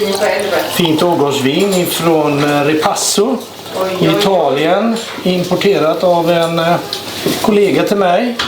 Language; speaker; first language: Swedish; native; Swedish